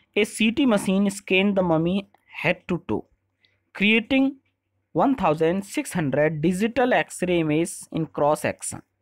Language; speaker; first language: Hindi; native; Hindi